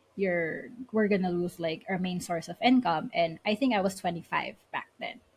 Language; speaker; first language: English; non-native, local second language; Filipino